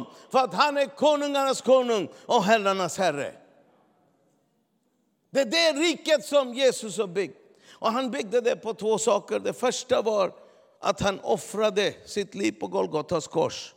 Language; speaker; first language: Swedish; non-native, fluent; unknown